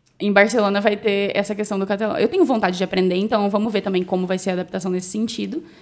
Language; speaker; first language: Portuguese; native; Portuguese